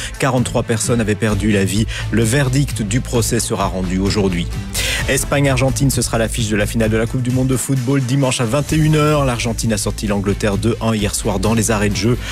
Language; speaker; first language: French; native; French